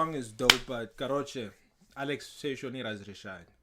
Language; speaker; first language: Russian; non-native, fluent; English